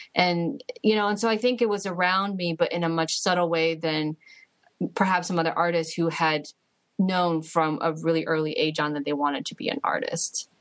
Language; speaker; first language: English; early bilingual, other home language; Chinese